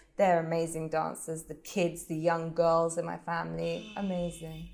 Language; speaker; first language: English; native; English